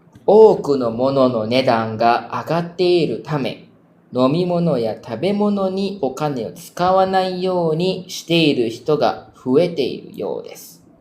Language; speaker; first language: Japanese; non-native, fluent; Malay